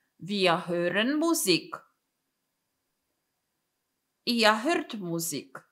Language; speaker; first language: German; non-native, fluent; Polish